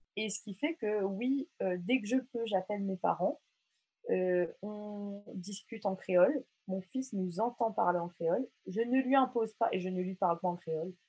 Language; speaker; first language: French; non-native, local second language; Morisyen